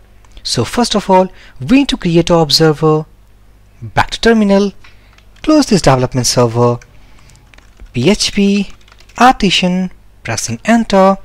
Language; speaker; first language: English; non-native, local second language; Hindi